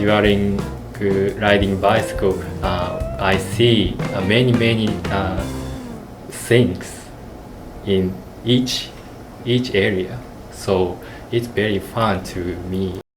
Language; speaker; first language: English; non-native, learner; Japanese